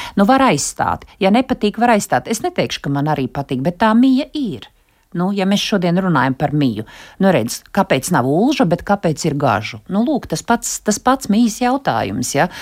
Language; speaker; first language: Latvian; native; Latvian